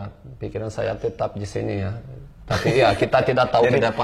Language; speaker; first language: Indonesian; non-native, fluent; Portuguese